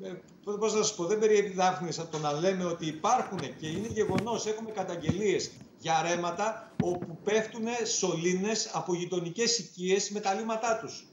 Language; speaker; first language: Greek; native; Greek